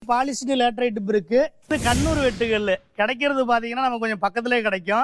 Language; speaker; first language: Tamil; native; Tamil